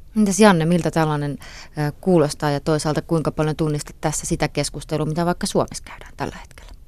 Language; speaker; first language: Finnish; native; Finnish